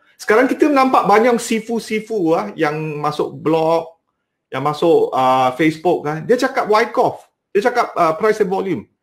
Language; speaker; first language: Malay; non-native, local second language; Cantonese